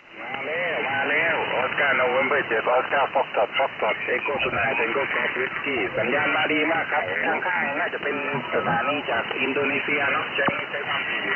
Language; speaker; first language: Thai; native; Thai